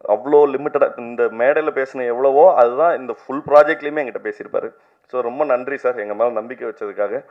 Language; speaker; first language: Tamil; native; Tamil